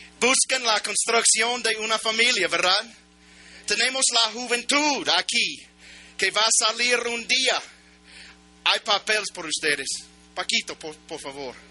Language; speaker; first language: Spanish; non-native, learner; English